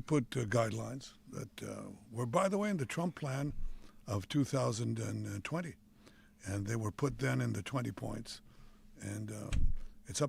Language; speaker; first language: English; non-native, fluent; Hebrew